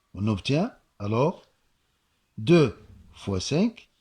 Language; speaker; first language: French; non-native, local second language; Arabic